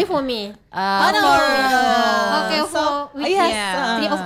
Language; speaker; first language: English; non-native, learner; Indonesian